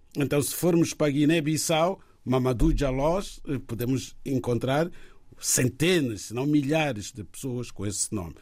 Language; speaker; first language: Portuguese; native; Portuguese